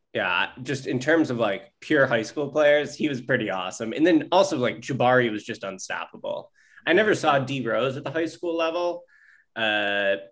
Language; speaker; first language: English; native; English